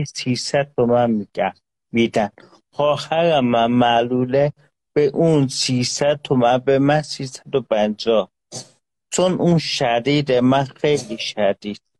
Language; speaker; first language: Persian; non-native, local second language; Azerbaijani